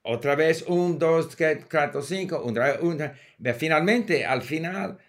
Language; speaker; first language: Spanish; non-native, fluent; English